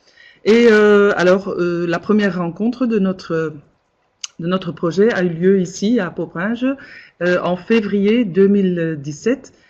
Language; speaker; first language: French; non-native, local second language; Dutch